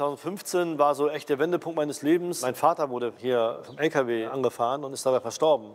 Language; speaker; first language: German; early bilingual, other home language; Urdu